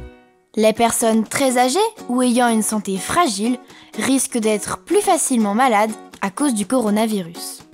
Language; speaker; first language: French; native; French